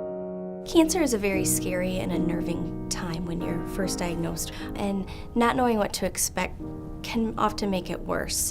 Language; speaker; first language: English; native; English